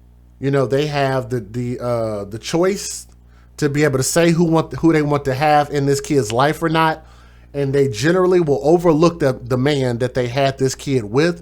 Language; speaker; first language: English; native; English